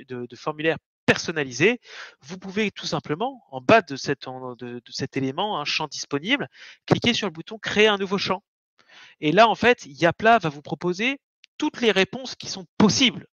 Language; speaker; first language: French; native; French